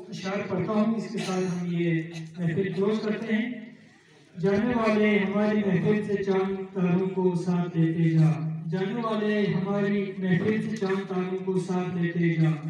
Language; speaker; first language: Urdu; non-native, local second language; Balti